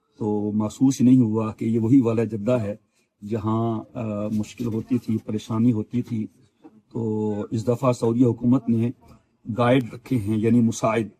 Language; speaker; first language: Urdu; native; Urdu